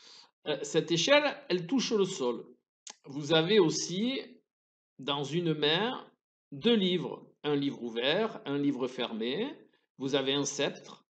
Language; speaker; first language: French; native; French